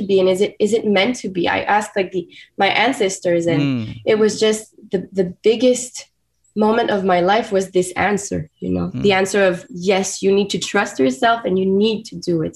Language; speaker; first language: English; non-native, fluent; French